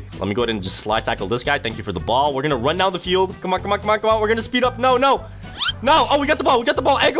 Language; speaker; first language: English; native; English